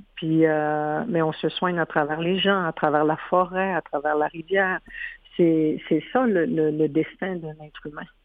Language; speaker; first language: French; non-native, local second language; Innu-aimun